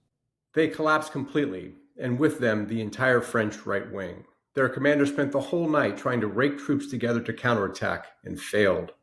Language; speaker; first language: English; native; English